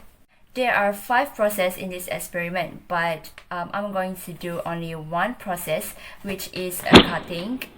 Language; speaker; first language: English; non-native, local second language; Malay